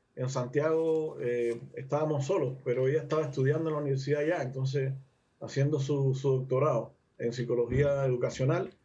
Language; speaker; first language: Spanish; native; Spanish